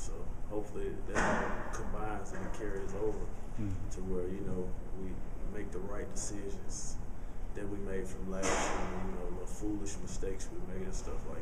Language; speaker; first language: English; native; English